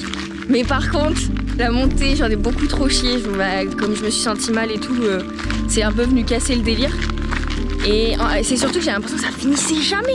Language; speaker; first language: French; native; French